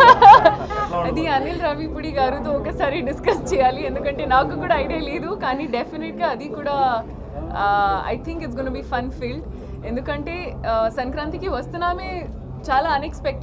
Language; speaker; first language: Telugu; non-native, learner; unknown